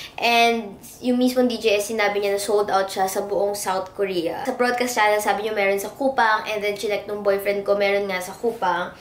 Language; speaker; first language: Filipino; native; Filipino